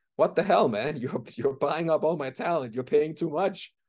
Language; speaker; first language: English; non-native, fluent; Danish